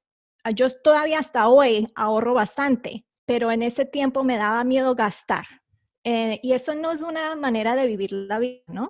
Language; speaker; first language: Spanish; early bilingual, heritage; Spanish